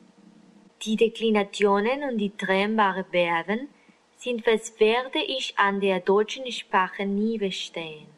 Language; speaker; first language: German; non-native, learner; Spanish